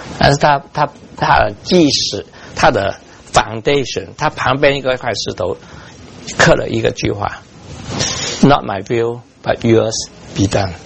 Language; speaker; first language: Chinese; native; Chinese